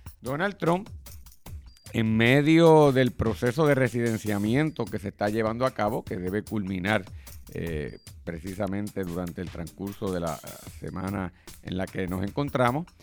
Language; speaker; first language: Spanish; native; Spanish